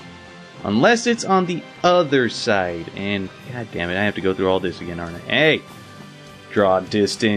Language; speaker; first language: English; native; English